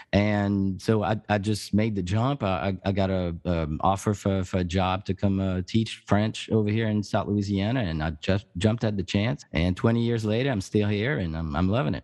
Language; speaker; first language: English; non-native, fluent; French